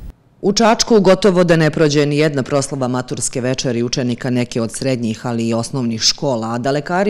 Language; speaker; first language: Serbian; native; Serbian